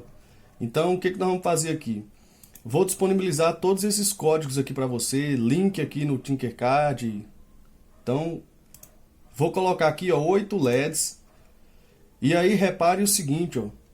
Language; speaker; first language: Portuguese; native; Portuguese